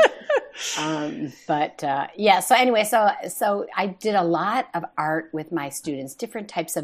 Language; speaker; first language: English; native; English